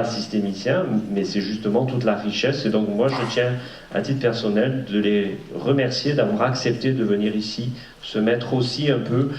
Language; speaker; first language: French; native; French